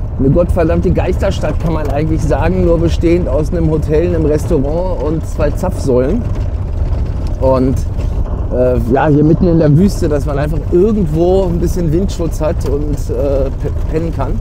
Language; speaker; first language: German; native; German